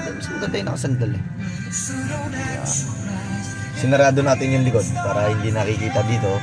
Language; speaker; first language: Filipino; native; Filipino